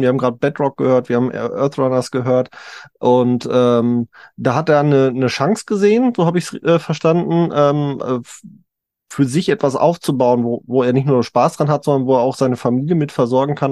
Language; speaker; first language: German; native; German